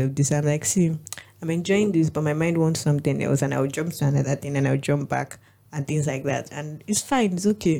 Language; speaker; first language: English; non-native, local second language; Yoruba